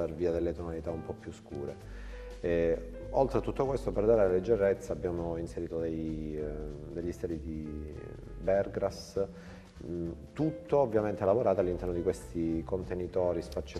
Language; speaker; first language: Italian; native; Italian